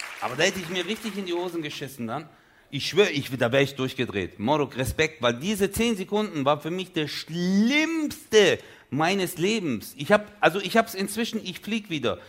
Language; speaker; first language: German; early bilingual, other home language; Turkish